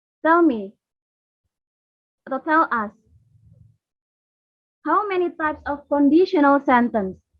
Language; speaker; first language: English; non-native, learner; Indonesian